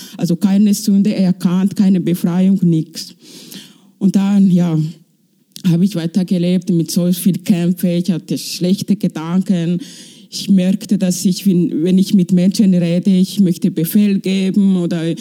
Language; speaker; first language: German; non-native, fluent; Kinyarwanda